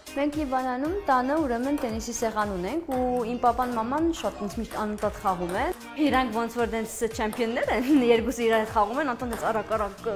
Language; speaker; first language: Armenian; early bilingual, heritage; Armenian